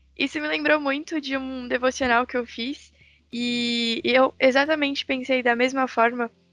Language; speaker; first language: Portuguese; native; Portuguese